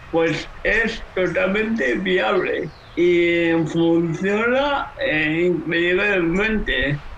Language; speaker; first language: Spanish; native; Spanish